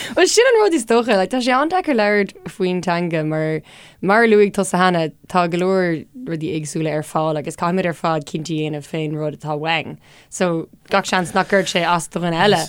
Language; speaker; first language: Irish; non-native, local second language; English